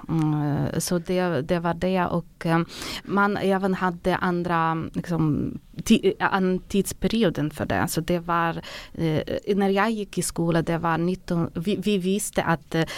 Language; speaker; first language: Swedish; non-native, fluent; Ukrainian